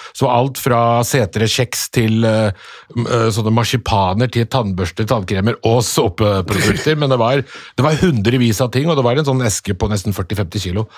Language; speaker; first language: Norwegian; early bilingual, other home language; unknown